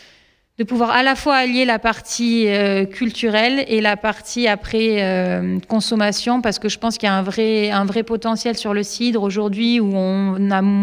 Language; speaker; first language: French; native; French